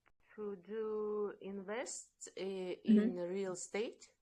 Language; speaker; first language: English; non-native, learner; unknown